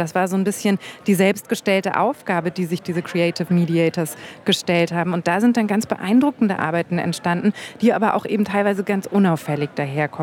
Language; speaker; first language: German; native; German